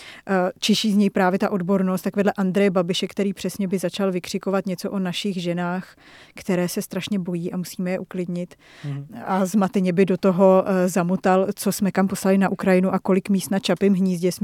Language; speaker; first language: Czech; native; Czech